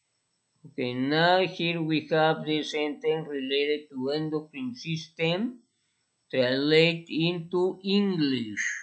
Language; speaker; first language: English; non-native, fluent; Spanish